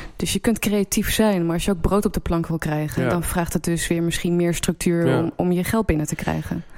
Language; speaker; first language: Dutch; native; Dutch